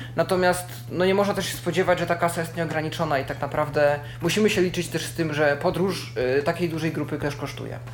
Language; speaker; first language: Polish; native; Polish